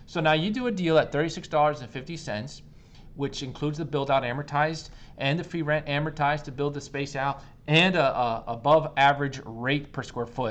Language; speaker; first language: English; native; English